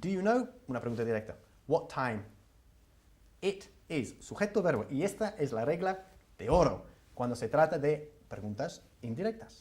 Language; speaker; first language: Spanish; non-native, fluent; English